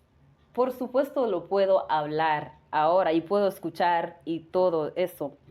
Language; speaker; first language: Spanish; non-native, fluent; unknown